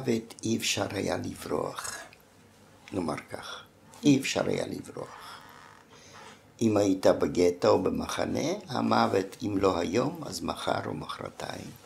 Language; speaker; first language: Hebrew; non-native, fluent; German